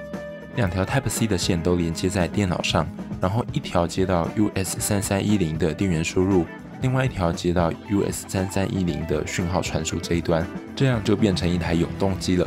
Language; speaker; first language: Chinese; native; Chinese